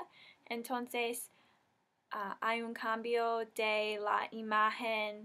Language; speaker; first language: Spanish; non-native, learner; English